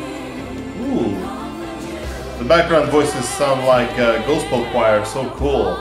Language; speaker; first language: English; non-native, fluent; Portuguese